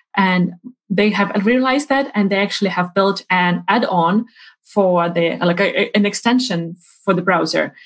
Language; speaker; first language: English; non-native, fluent; Ukrainian